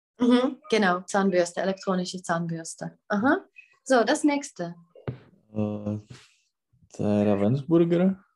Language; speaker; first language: German; non-native, fluent; Czech